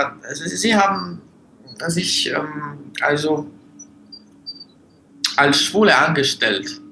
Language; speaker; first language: German; non-native, fluent; Russian